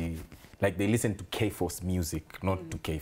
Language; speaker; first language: English; non-native, local second language; Swahili